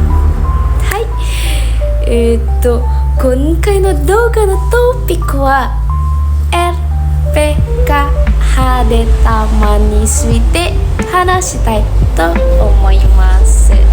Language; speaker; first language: Japanese; non-native, learner; Indonesian